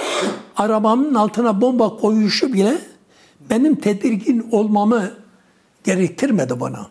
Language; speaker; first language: Turkish; non-native, local second language; Kurdish